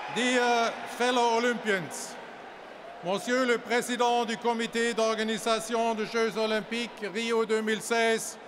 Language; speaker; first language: French; non-native, fluent; German